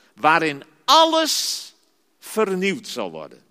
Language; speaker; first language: Dutch; native; Dutch